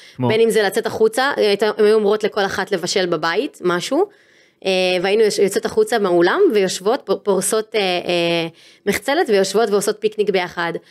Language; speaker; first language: Hebrew; native; Hebrew